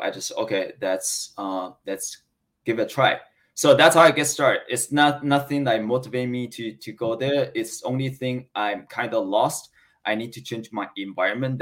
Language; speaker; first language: English; non-native, learner; Chinese